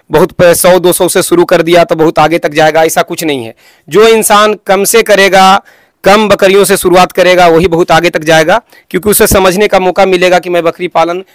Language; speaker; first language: Hindi; native; Hindi